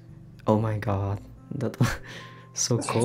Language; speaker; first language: English; non-native, learner; Indonesian